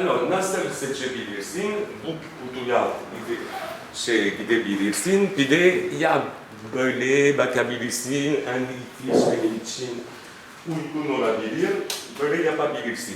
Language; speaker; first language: Turkish; non-native, fluent; French